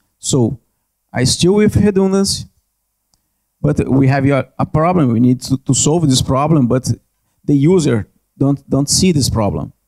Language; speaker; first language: English; non-native, learner; Portuguese